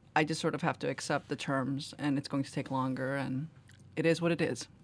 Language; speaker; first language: English; early bilingual, other home language; Korean